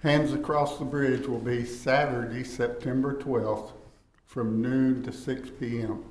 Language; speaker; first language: English; native; English